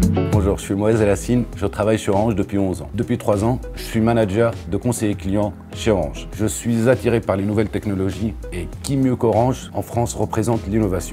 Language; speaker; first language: French; native; French